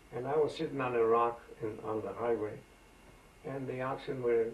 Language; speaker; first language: English; non-native, fluent; Greek